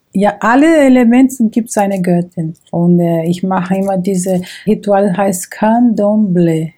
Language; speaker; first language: German; non-native, fluent; Portuguese